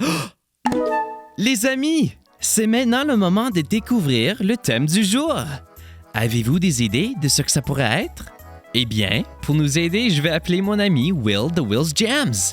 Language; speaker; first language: French; native; French